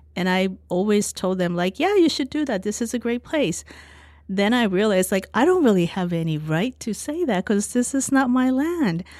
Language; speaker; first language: English; non-native, fluent; Japanese